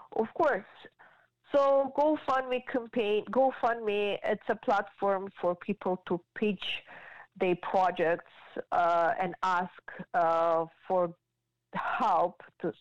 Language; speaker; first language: English; non-native, fluent; Georgian